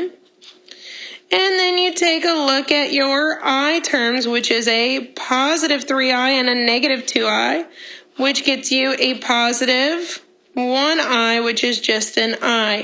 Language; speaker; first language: English; native; English